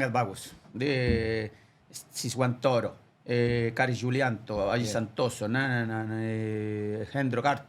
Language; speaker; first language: Indonesian; non-native, fluent; Spanish